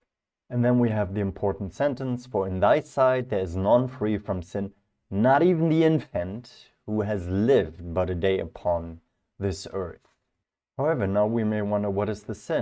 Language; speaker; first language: English; non-native, fluent; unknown